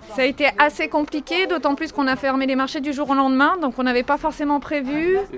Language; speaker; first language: French; native; French